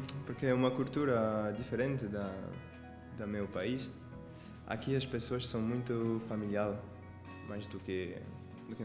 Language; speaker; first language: Portuguese; non-native, learner; French